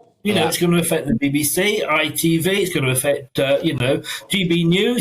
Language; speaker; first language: English; native; English